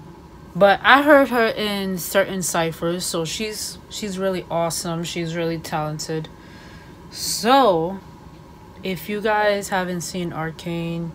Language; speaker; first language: English; native; English